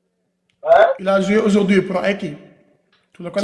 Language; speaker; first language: French; non-native, local second language; Wolof